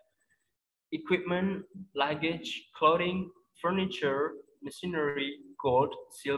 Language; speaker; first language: English; non-native, fluent; Indonesian